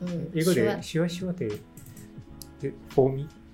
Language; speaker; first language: Japanese; non-native, learner; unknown